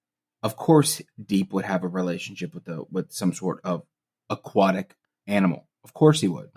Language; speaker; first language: English; native; English